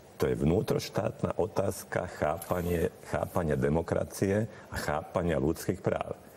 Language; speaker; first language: Slovak; non-native, local second language; Hungarian